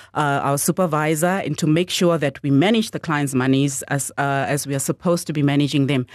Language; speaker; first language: English; non-native, local second language; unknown